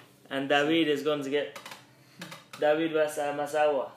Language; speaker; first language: Spanish; non-native, learner; English